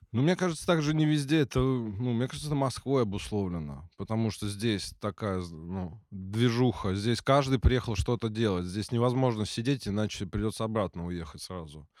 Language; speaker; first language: Russian; native; Russian